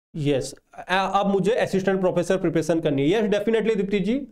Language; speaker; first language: Hindi; non-native, local second language; Odia